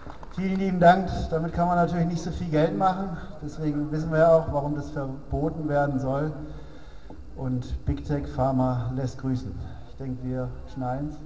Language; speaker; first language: German; native; German